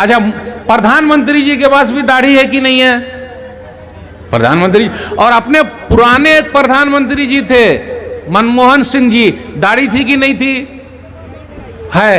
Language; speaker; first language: Hindi; native; Hindi